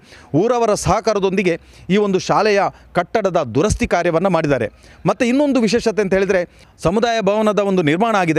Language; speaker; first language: Kannada; native; Kannada